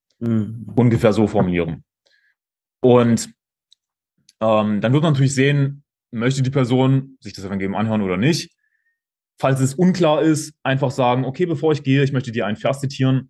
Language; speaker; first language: German; native; German